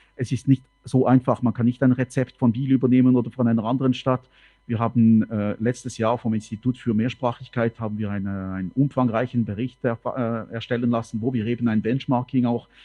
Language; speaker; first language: German; non-native, local second language; French